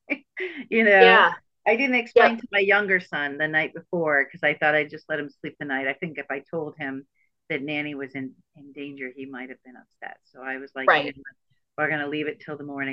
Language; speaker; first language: English; native; English